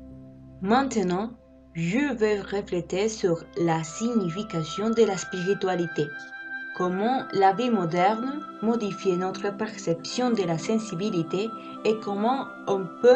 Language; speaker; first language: French; non-native, learner; Spanish